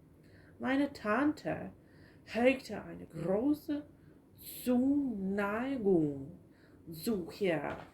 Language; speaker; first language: German; non-native, learner; English